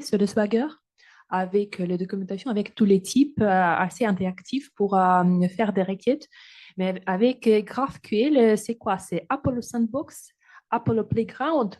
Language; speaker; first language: French; non-native, fluent; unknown